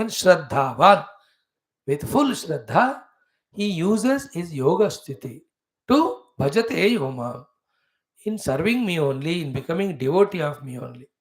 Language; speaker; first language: English; non-native, local second language; Hindi